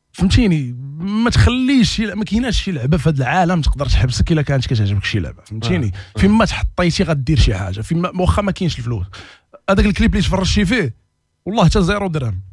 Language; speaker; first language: Arabic; native; Arabic